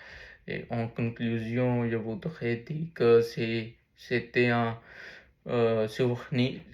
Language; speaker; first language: French; non-native, learner; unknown